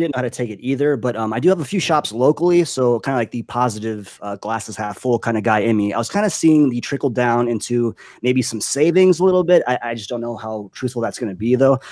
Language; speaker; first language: English; native; English